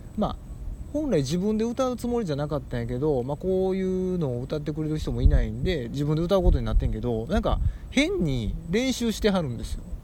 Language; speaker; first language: Japanese; native; Japanese